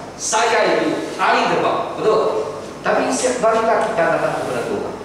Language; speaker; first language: Malay; non-native, local second language; Chinese